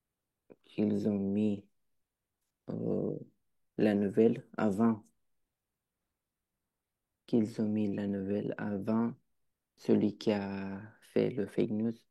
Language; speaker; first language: French; non-native, learner; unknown